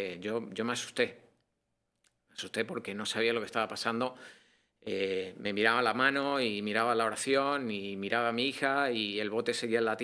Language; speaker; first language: Spanish; native; Spanish